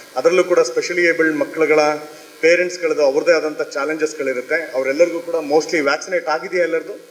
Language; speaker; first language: Kannada; native; Kannada